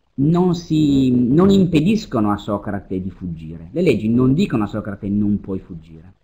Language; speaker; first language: Italian; native; Italian